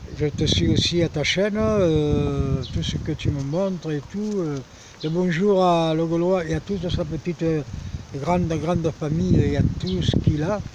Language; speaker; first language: French; early bilingual, other home language; Spanish